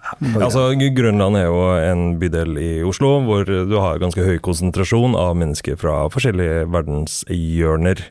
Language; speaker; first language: Norwegian; native; Norwegian